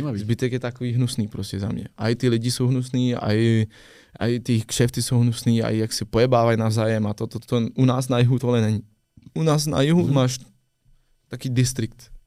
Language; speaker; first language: Czech; non-native, fluent; French